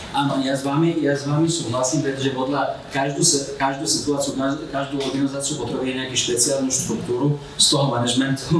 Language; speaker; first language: Slovak; non-native, fluent; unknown